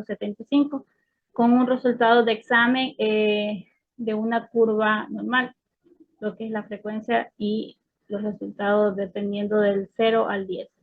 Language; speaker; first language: Spanish; native; Spanish